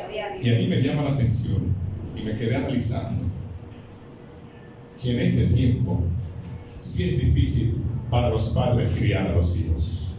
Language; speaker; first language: Spanish; native; Spanish